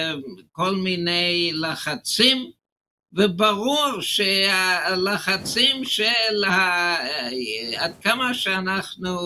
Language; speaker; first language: Hebrew; non-native, fluent; English